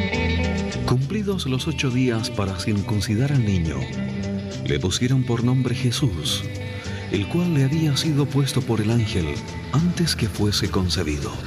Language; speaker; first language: Spanish; native; Spanish